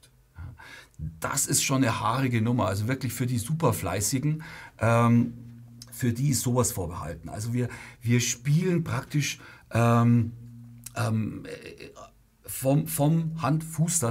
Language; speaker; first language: German; native; German